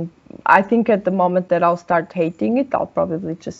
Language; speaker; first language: English; non-native, fluent; Portuguese